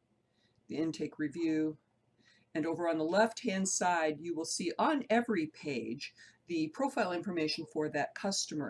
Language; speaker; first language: English; native; English